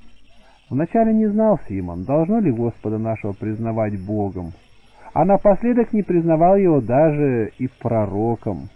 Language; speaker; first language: Russian; native; Russian